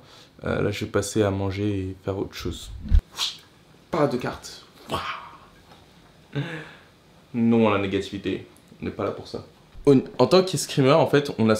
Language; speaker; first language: French; native; French